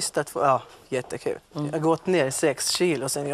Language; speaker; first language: Swedish; non-native, fluent; Maltese